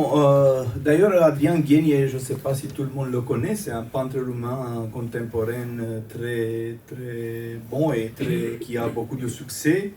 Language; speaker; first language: French; non-native, fluent; Romanian